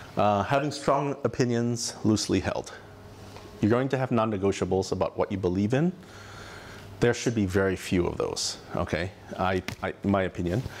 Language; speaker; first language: English; native; English